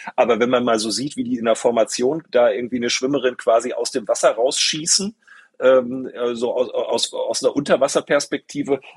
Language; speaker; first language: German; native; German